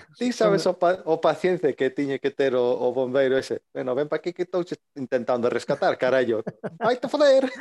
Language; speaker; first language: Galician; early bilingual, heritage; Galician